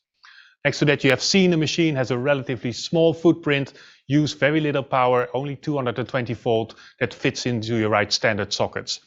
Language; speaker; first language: English; non-native, fluent; Dutch